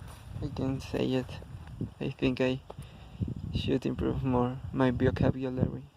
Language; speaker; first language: English; non-native, learner; Spanish